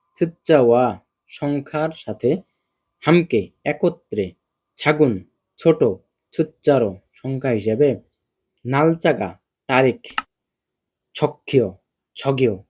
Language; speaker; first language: Bangla; native; Bangla